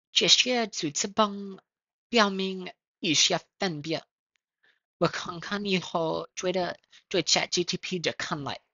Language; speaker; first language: Chinese; non-native, learner; English